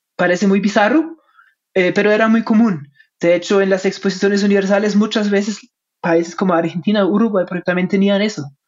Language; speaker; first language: Spanish; non-native, fluent; German